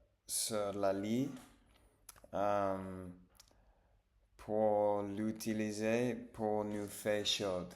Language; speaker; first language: French; non-native, learner; English